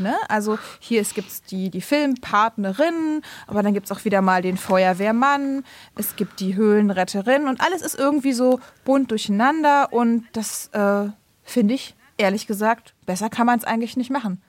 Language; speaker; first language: German; native; German